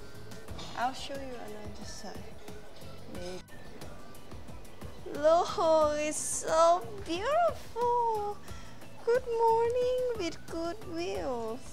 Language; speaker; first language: English; non-native, learner; Thai